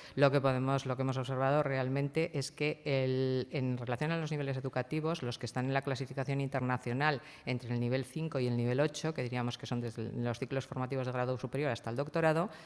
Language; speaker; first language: Spanish; non-native, local second language; Catalan